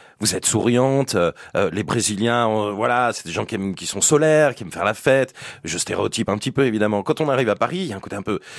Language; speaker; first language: French; native; French